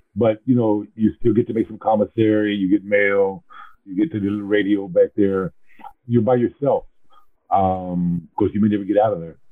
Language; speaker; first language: English; native; English